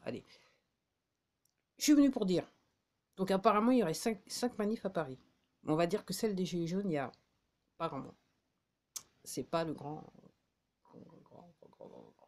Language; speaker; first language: French; native; French